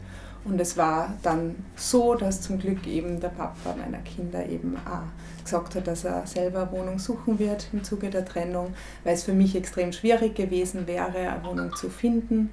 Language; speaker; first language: German; native; German